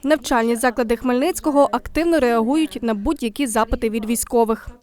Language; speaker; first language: Ukrainian; native; Ukrainian